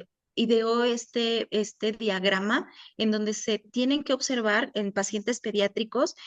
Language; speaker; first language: Spanish; native; Spanish